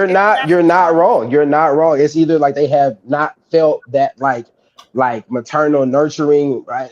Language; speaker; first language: English; native; English